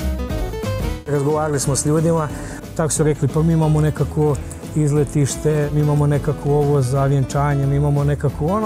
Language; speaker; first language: Croatian; native; Croatian